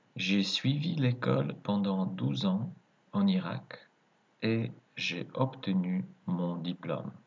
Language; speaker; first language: French; native; French